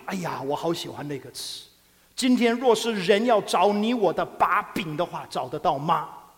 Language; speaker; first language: Chinese; non-native, fluent; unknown